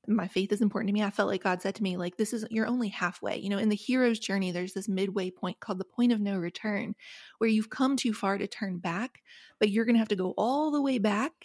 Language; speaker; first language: English; native; English